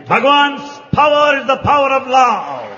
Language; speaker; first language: English; non-native, local second language; Telugu